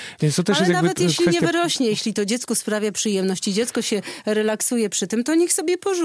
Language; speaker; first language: Polish; native; Polish